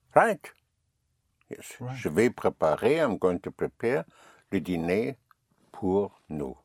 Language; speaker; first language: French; non-native, fluent; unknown